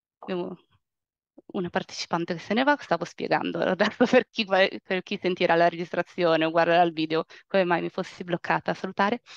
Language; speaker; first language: Italian; native; Italian